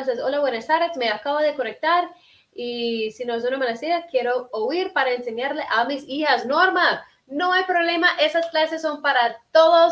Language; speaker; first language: Spanish; early bilingual, heritage; Spanish